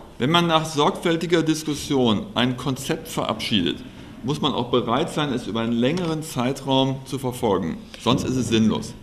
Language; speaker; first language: German; native; German